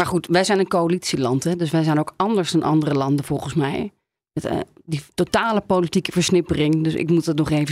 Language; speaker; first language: Dutch; native; Dutch